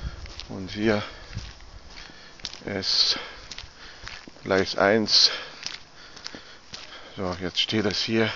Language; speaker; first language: German; non-native, fluent; Arabic